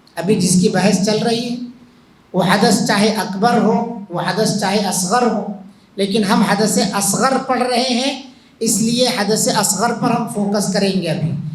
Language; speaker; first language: Urdu; native; Urdu